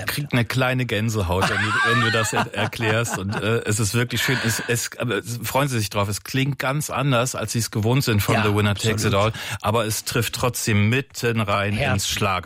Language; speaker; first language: German; native; German